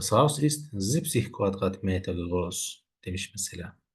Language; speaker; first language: German; non-native, fluent; Turkish